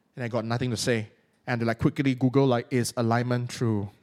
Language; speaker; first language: English; non-native, local second language; Cantonese